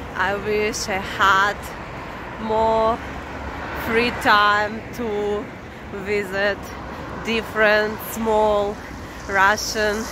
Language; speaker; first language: English; non-native, fluent; Russian